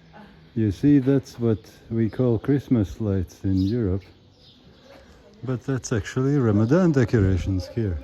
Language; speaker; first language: English; non-native, fluent; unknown